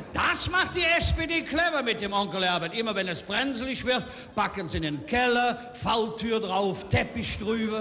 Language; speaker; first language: German; native; German